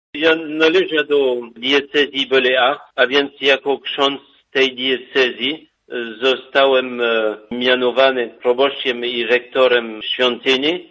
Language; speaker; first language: Polish; non-native, fluent; French